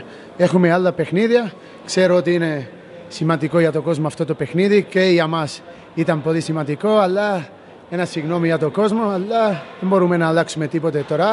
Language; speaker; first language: Greek; non-native, learner; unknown